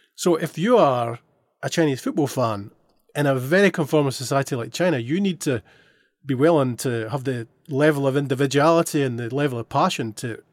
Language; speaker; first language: English; native; English